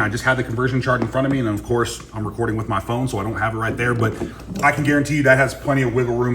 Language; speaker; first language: English; native; English